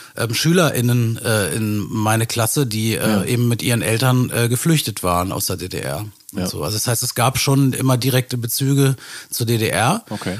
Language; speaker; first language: German; native; German